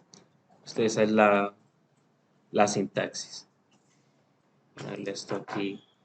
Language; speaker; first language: Spanish; native; Spanish